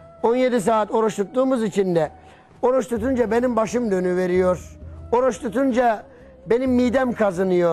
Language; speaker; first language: Turkish; native; Turkish